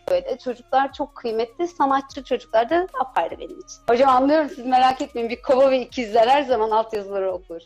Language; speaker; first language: Turkish; early bilingual, heritage; Turkish